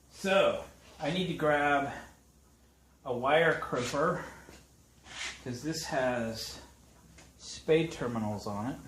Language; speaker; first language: English; native; English